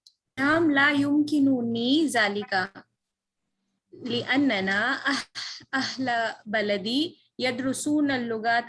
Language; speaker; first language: Arabic; non-native, learner; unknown